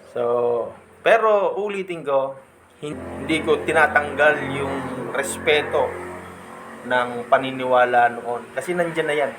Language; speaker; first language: Filipino; non-native, local second language; Bikol